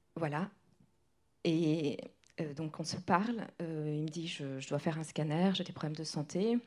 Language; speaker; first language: French; non-native, local second language; Kinyarwanda